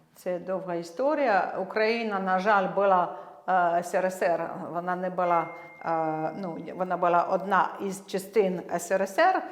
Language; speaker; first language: Ukrainian; non-native, fluent; French